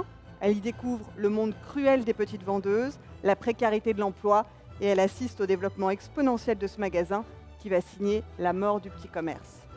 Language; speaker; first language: French; native; French